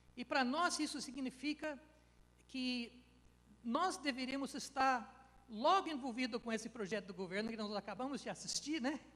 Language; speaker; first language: Portuguese; non-native, fluent; English